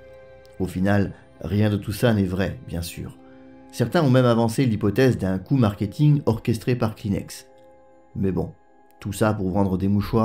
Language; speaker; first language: French; native; French